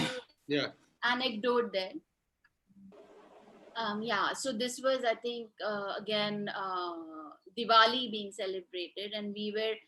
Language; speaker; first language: English; non-native, local second language; Hindi